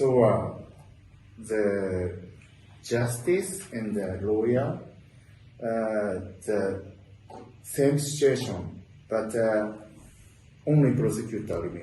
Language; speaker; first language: English; non-native, learner; Japanese